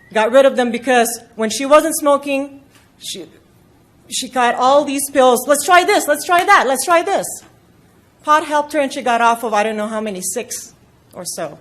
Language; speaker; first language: English; non-native, local second language; Filipino